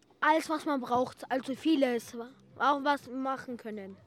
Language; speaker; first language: German; non-native, local second language; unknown